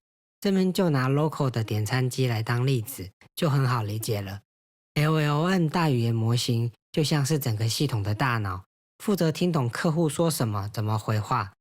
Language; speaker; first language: Chinese; native; Chinese